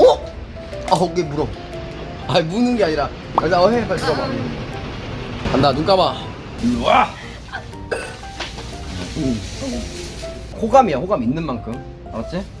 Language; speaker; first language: Korean; native; Korean